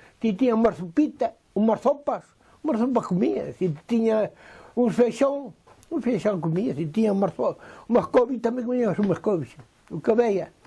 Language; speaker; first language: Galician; native; Galician